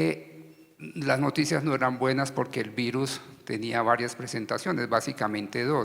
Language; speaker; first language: Spanish; native; Spanish